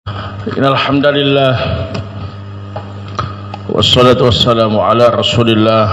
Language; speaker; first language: Arabic; non-native, fluent; Indonesian